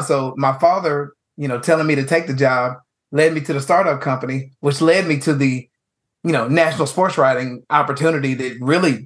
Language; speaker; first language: English; native; English